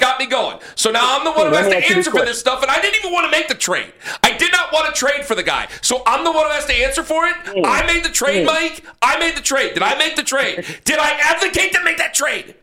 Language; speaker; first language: English; native; English